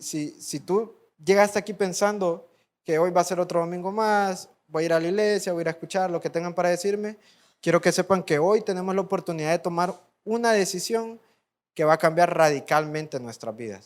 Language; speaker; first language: Spanish; native; Spanish